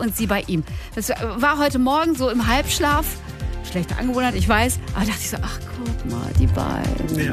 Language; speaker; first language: German; native; German